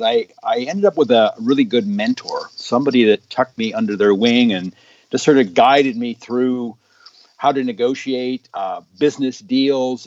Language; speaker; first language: English; native; English